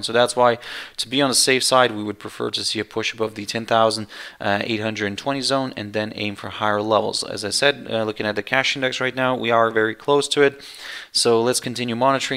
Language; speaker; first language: English; non-native, fluent; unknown